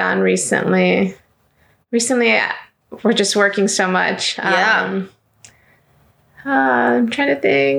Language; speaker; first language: English; early bilingual, other home language; Greek